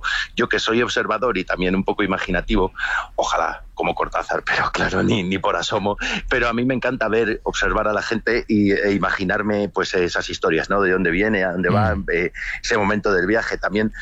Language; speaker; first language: Spanish; native; Spanish